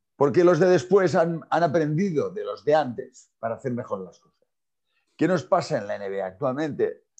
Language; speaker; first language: Spanish; non-native, local second language; Catalan